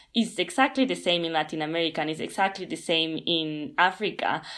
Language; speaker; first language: English; non-native, fluent; Spanish